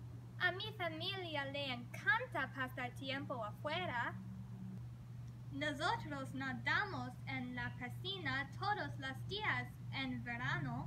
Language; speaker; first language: Spanish; non-native, learner; English